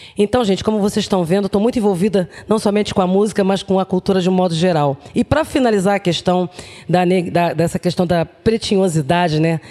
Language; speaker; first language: Portuguese; native; Portuguese